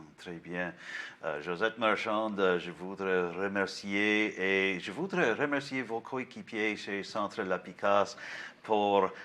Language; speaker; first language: French; non-native, learner; English